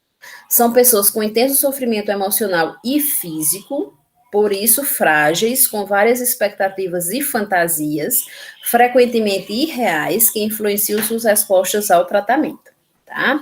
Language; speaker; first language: Portuguese; native; Portuguese